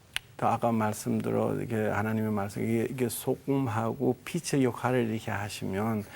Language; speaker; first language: Korean; non-native, fluent; Persian